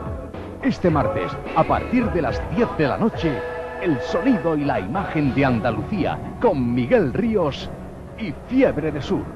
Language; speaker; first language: Spanish; native; Spanish